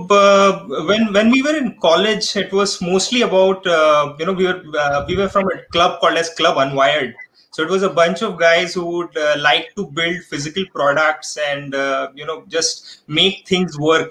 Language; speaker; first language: English; non-native, local second language; Marathi